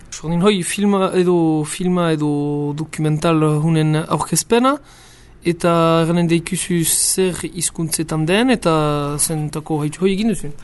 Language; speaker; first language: Basque; native; Basque